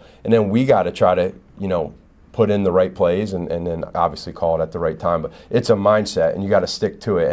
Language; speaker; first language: English; native; English